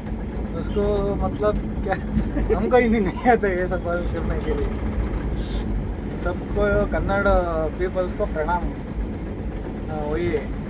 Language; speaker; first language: Hindi; non-native, local second language; Kannada